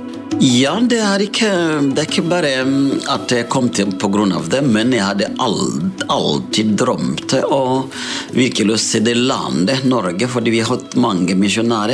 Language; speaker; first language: Norwegian; non-native, fluent; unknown